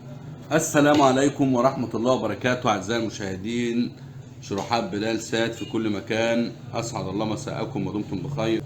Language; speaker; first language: Arabic; native; Arabic